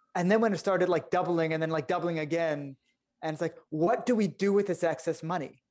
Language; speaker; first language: English; native; English